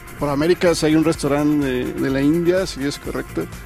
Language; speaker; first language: Spanish; native; Spanish